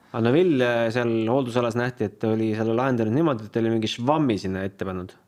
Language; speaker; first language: Estonian; native; Estonian